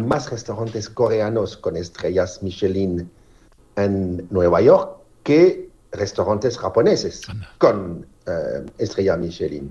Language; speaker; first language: Spanish; non-native, fluent; French